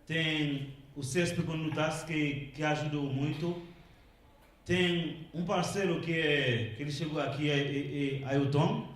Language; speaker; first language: Portuguese; non-native, local second language; Haitian Creole